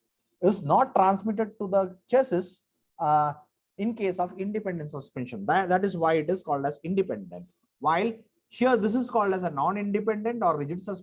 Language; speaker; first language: English; non-native, local second language; Marathi